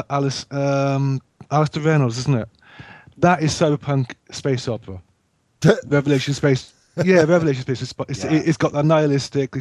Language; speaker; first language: English; native; English